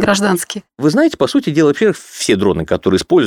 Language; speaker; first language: Russian; native; Russian